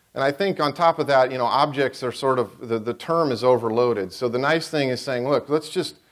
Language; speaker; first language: English; native; English